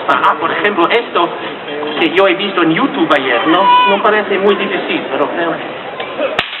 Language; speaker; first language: Spanish; non-native, fluent; Italian